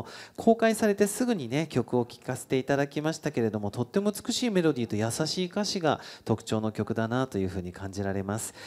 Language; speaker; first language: Japanese; native; Japanese